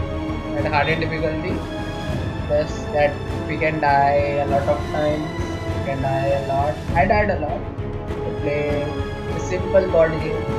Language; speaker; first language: English; non-native, learner; Hindi